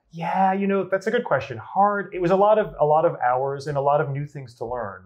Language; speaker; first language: English; native; English